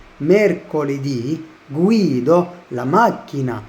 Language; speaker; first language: Italian; non-native, learner; Arabic